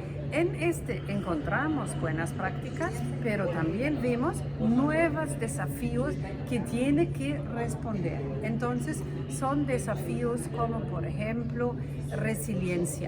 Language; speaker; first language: Spanish; non-native, fluent; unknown